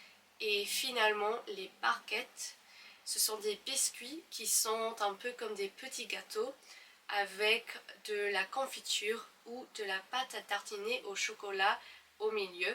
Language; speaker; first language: French; non-native, fluent; English